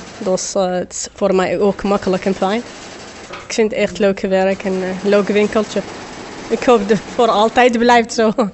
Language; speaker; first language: Dutch; non-native, learner; Arabic